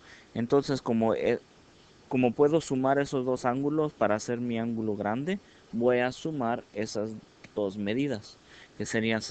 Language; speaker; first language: Spanish; early bilingual, heritage; Spanish